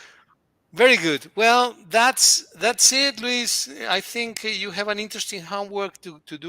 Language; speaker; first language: English; non-native, fluent; Spanish